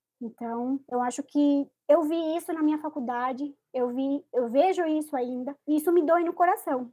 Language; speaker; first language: Portuguese; non-native, fluent; Spanish